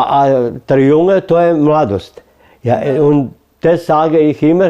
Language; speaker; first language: German; early bilingual, heritage; German